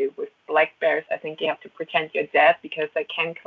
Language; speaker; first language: English; non-native, fluent; German